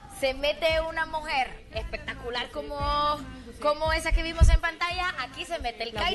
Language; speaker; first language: Spanish; native; Spanish